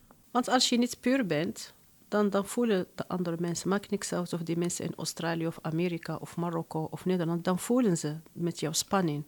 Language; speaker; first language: Dutch; non-native, fluent; Arabic